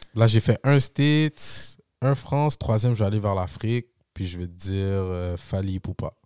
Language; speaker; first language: French; early bilingual, other home language; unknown